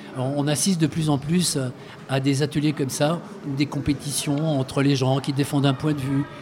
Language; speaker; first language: French; early bilingual, other home language; Arabic